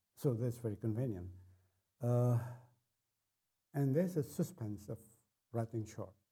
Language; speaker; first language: English; non-native, fluent; Indonesian